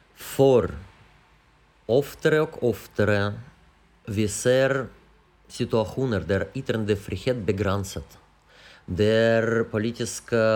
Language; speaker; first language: Swedish; non-native, fluent; Russian